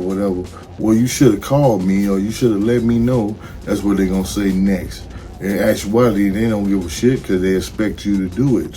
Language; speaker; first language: English; native; English